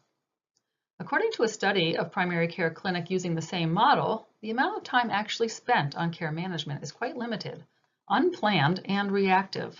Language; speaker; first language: English; native; English